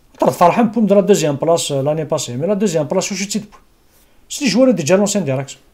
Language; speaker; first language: French; non-native, local second language; Kabyle